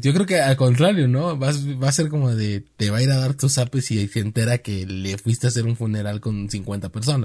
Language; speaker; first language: Spanish; native; Spanish